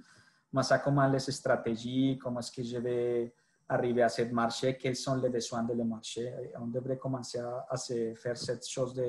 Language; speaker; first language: French; non-native, fluent; Spanish